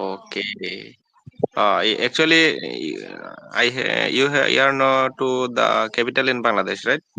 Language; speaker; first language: English; non-native, learner; Bangla